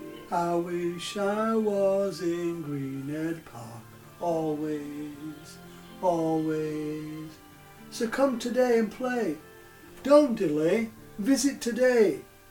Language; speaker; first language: English; native; English